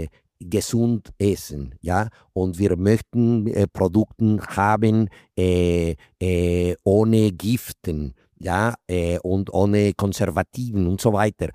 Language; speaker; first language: German; non-native, fluent; Spanish